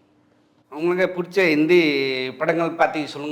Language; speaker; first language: Tamil; non-native, learner; Hindi